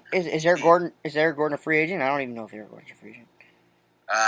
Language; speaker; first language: English; native; English